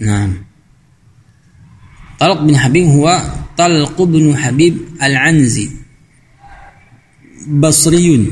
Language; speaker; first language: Arabic; non-native, fluent; Indonesian